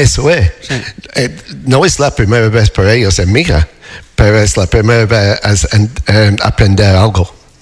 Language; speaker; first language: Spanish; non-native, learner; English